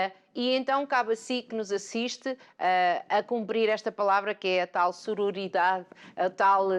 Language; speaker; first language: Portuguese; native; Portuguese